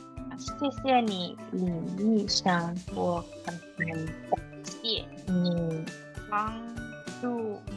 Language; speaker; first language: Chinese; non-native, learner; English